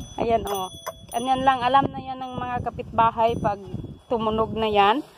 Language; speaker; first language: Filipino; non-native, local second language; Cebuano